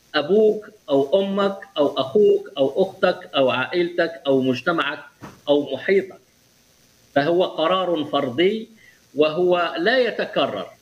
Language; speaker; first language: Arabic; native; Arabic